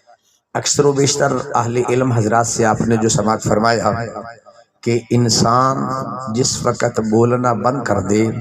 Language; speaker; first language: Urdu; non-native, local second language; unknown